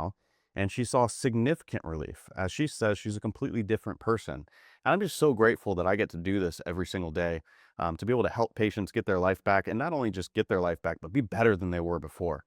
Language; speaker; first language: English; native; English